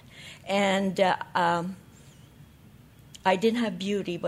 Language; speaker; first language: English; non-native, fluent; Hungarian